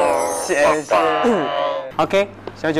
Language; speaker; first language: Chinese; native; Chinese